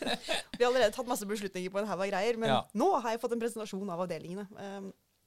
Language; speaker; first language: Norwegian; native; Norwegian